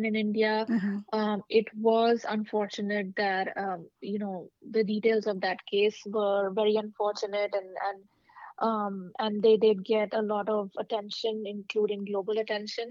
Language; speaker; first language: English; non-native, local second language; Hindi